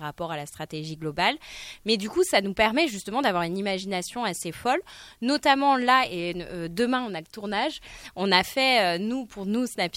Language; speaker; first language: French; native; French